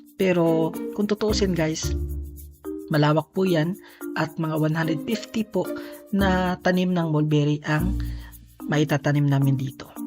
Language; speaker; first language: Filipino; non-native, local second language; Cebuano